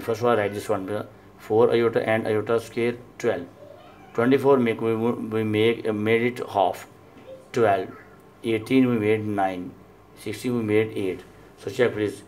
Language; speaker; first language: English; non-native, local second language; Urdu